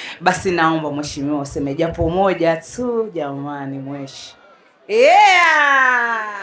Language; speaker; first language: Swahili; non-native, local second language; Giryama